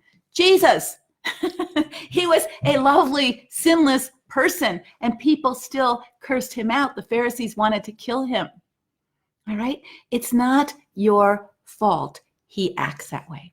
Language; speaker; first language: English; native; English